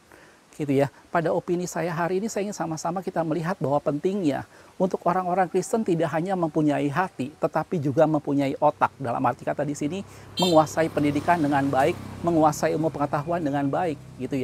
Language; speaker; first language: Indonesian; native; Indonesian